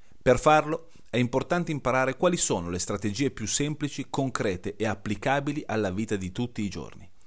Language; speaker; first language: Italian; native; Italian